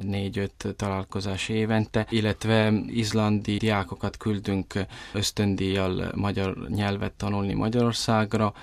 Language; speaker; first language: Hungarian; early bilingual, heritage; Italian